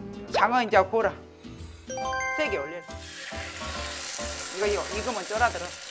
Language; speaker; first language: Korean; native; Korean